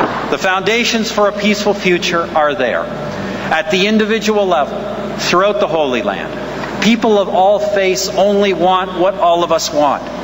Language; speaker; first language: English; native; English